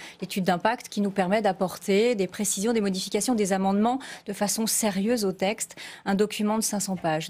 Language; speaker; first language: French; native; French